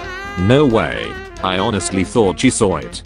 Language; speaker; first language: English; native; English